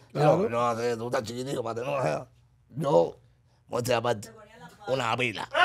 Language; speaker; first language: Spanish; native; Spanish